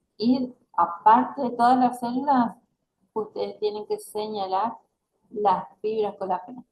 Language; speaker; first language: Spanish; native; Spanish